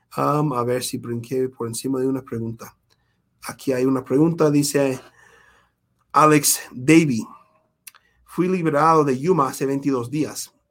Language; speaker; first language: Spanish; non-native, fluent; English